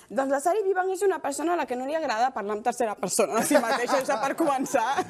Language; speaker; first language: Catalan; early bilingual, other home language; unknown